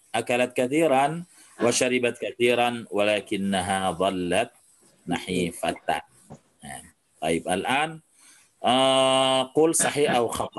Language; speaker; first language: Arabic; non-native, fluent; Indonesian